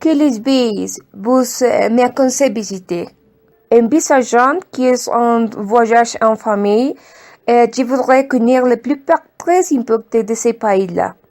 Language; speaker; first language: French; non-native, learner; Spanish